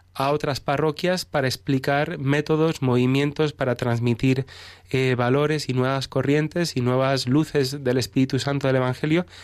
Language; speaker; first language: Spanish; native; Spanish